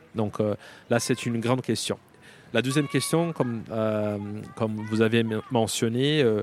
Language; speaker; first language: French; non-native, fluent; Portuguese